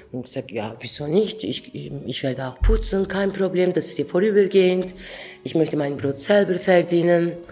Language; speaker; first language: German; non-native, fluent; Turkish